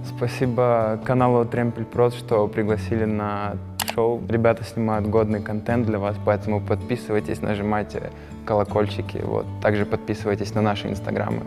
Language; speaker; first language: Russian; early bilingual, other home language; Spanish